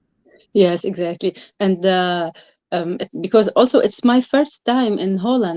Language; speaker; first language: English; non-native, learner; Arabic